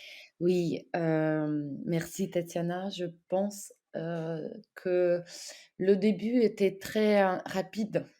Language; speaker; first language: French; non-native, fluent; Ukrainian